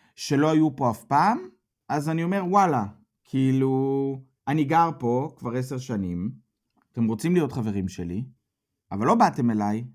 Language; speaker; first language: Hebrew; native; Hebrew